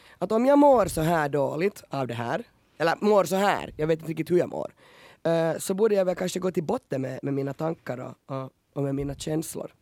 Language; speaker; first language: Swedish; native; Swedish